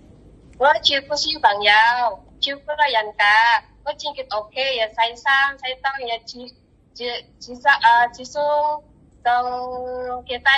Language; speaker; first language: Cantonese; non-native, learner; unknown